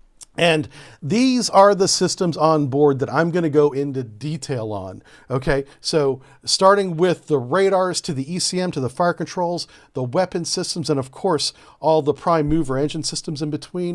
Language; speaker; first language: English; native; English